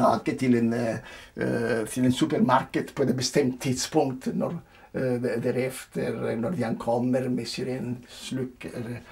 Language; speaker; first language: Norwegian; non-native, fluent; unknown